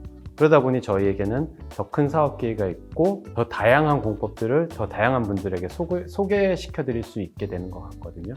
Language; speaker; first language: Korean; native; Korean